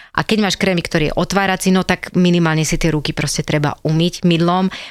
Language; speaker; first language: Slovak; native; Slovak